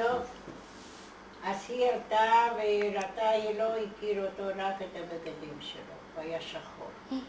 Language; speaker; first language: Hebrew; non-native, fluent; Hungarian